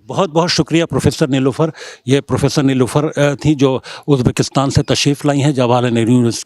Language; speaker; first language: Hindi; native; Hindi